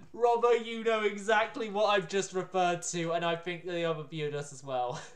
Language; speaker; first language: English; native; English